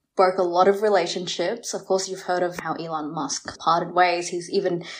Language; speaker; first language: English; early bilingual, other home language; Vietnamese